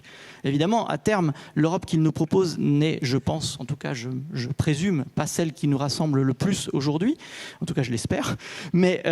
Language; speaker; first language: French; native; French